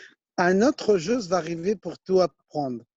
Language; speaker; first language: French; non-native, fluent; Spanish